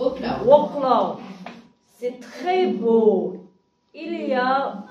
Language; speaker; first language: French; non-native, learner; Tibetan